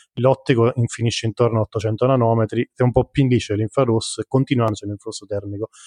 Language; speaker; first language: Italian; native; Italian